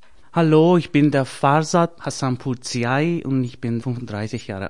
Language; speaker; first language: German; non-native, learner; Persian